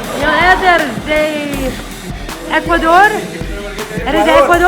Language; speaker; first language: Spanish; non-native, learner; English